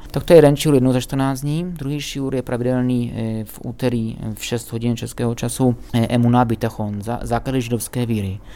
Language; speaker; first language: Czech; native; Czech